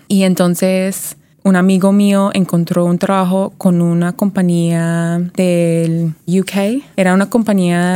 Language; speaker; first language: Spanish; early bilingual, heritage; Spanish